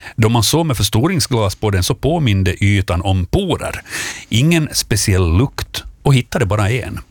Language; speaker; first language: Swedish; native; Swedish